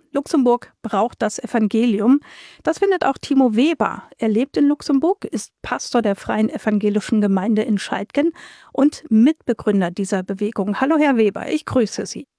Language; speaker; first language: German; native; German